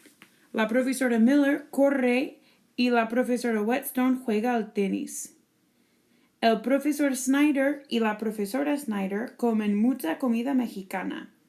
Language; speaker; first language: Spanish; non-native, fluent; English